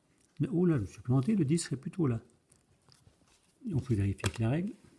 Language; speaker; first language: French; native; French